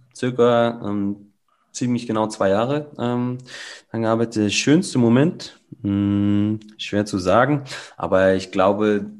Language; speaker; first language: German; native; German